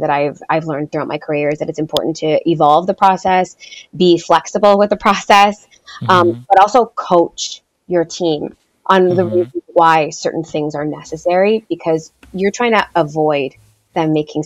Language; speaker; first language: English; early bilingual, other home language; Spanish